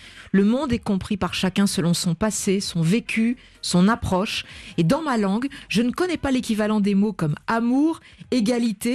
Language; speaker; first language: French; native; French